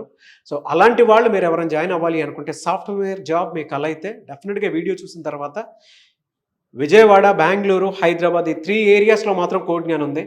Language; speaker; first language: Telugu; native; Telugu